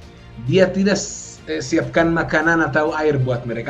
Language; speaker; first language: Indonesian; non-native, fluent; Hebrew